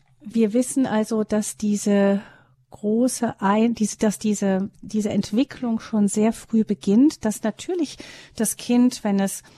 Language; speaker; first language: German; native; German